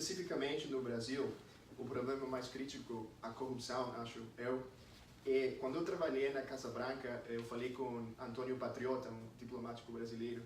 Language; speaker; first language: Portuguese; non-native, fluent; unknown